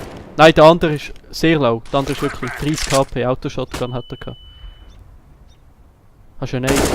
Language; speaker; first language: German; native; German